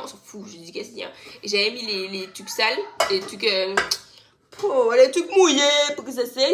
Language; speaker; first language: French; native; French